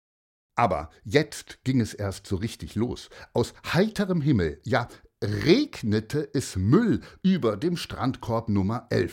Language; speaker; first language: German; native; German